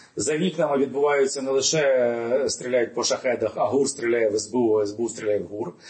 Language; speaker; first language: Ukrainian; native; Ukrainian